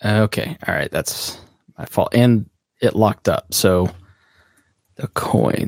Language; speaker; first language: English; native; English